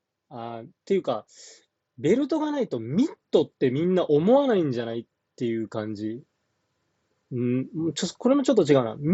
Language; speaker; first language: Japanese; native; Japanese